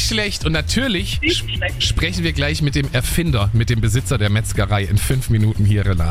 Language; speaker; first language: German; native; German